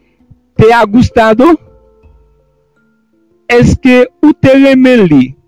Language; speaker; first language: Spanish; non-native, fluent; Haitian Creole